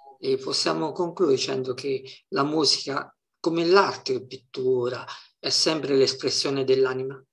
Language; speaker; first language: Italian; native; Italian